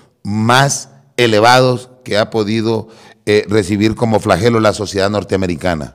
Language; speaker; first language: Spanish; native; Spanish